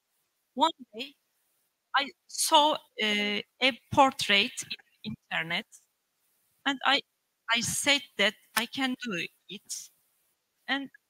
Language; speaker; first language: English; non-native, learner; Turkish